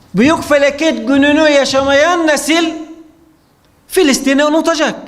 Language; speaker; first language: Turkish; non-native, fluent; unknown